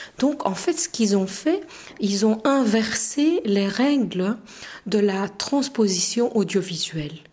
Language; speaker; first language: French; non-native, fluent; Romanian